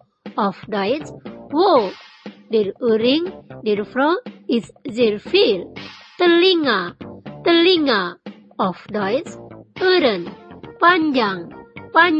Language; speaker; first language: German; non-native, fluent; Indonesian